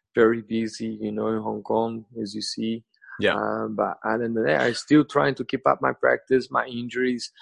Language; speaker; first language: English; non-native, learner; Portuguese